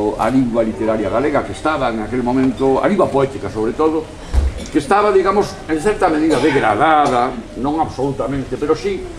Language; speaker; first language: Spanish; non-native, local second language; Galician